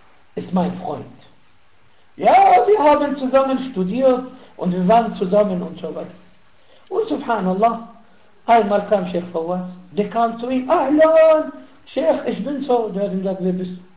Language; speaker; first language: German; non-native, fluent; Arabic